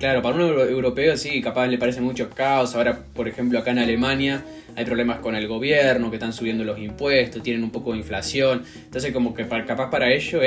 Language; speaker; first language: Spanish; native; Spanish